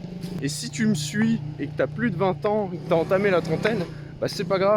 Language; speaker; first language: French; native; French